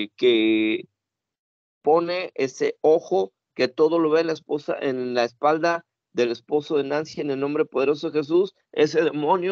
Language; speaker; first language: Spanish; native; Spanish